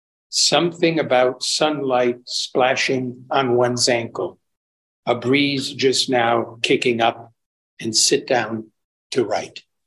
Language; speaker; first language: English; native; English